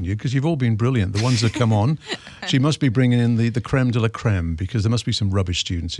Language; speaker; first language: English; native; English